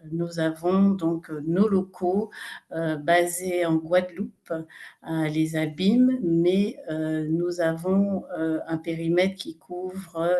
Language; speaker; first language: French; native; French